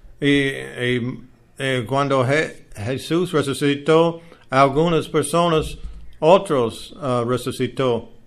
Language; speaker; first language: Spanish; non-native, learner; English